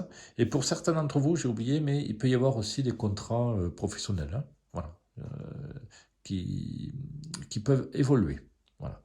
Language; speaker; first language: French; native; French